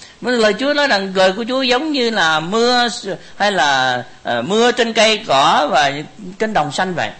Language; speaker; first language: Vietnamese; native; Vietnamese